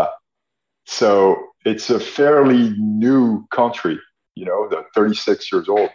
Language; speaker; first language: English; non-native, fluent; French